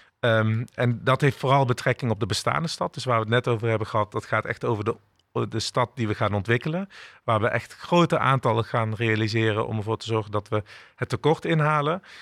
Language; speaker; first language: Dutch; early bilingual, other home language; Turkish